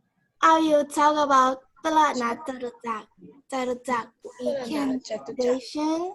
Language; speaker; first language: English; non-native, learner; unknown